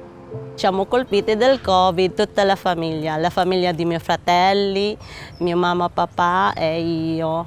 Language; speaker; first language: Italian; non-native, learner; Filipino